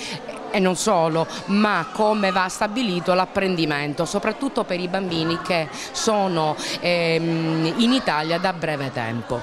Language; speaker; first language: Italian; native; Italian